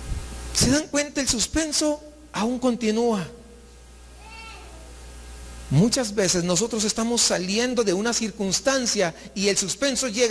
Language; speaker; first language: Spanish; native; Spanish